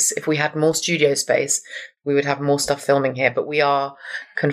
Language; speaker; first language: English; native; English